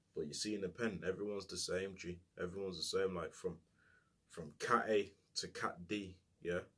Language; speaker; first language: English; native; English